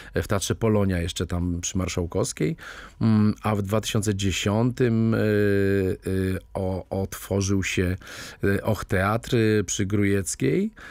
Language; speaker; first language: Polish; native; Polish